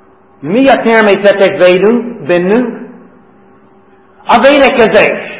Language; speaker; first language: Hungarian; non-native, fluent; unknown